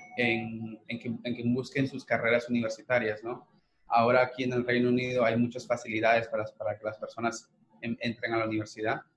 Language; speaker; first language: Spanish; native; Spanish